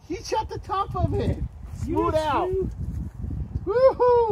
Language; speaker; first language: English; native; English